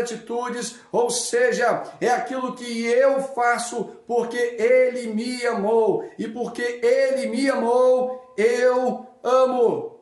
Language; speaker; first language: Portuguese; native; Portuguese